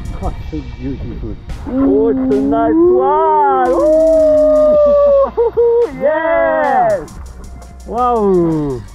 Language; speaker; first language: English; non-native, fluent; French